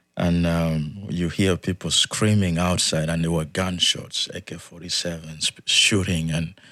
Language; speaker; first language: English; non-native, fluent; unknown